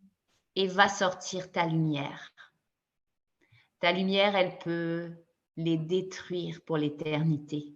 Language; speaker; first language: French; native; French